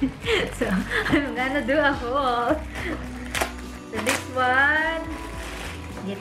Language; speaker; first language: English; non-native, local second language; Filipino